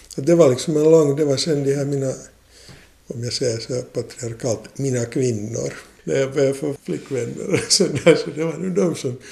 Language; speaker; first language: Swedish; native; Swedish